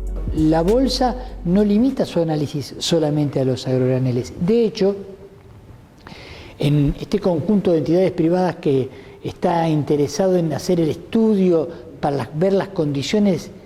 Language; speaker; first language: Spanish; native; Spanish